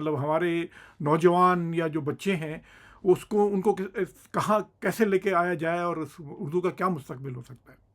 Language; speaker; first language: Urdu; native; Urdu